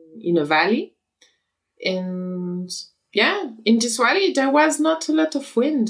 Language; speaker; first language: English; non-native, fluent; French